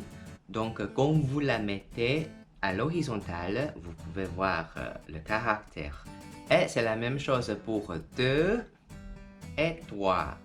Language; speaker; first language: French; non-native, fluent; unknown